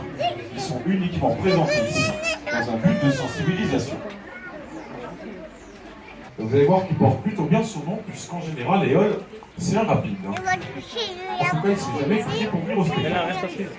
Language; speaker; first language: French; native; French